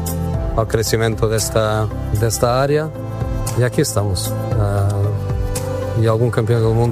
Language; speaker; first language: Spanish; non-native, fluent; Portuguese